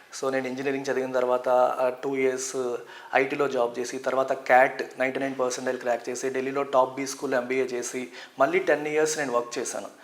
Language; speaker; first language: Telugu; native; Telugu